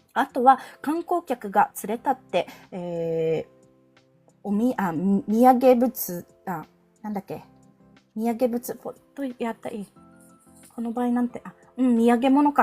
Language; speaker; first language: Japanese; non-native, fluent; Filipino